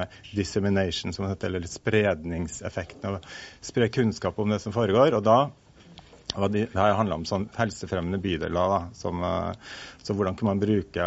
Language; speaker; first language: Norwegian; native; Norwegian